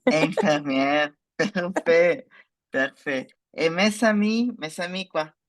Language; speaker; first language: French; non-native, fluent; Spanish